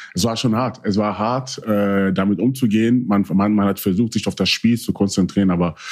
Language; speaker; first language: German; early bilingual, other home language; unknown